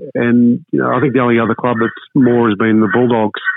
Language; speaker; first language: English; native; English